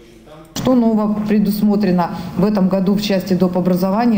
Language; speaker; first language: Russian; native; Russian